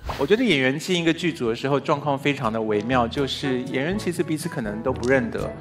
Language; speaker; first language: Chinese; native; Chinese